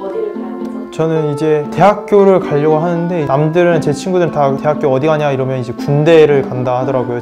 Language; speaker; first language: Korean; native; Korean